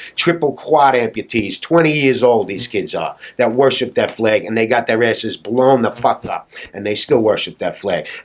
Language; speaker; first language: English; native; English